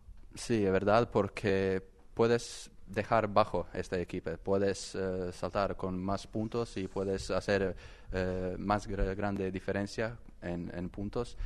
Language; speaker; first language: Spanish; non-native, learner; Croatian